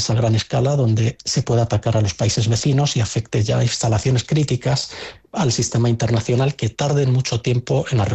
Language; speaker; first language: Spanish; native; Spanish